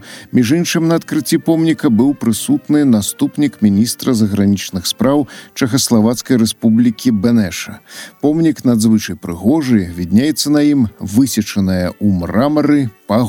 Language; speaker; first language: Belarusian; native; Belarusian